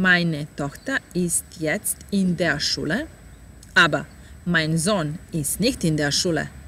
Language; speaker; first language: German; non-native, fluent; Serbian